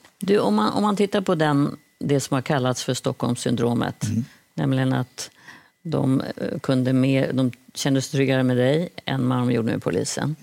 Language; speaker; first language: Swedish; native; Swedish